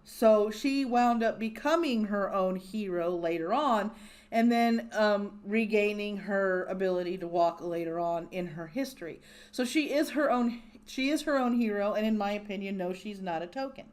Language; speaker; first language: English; native; English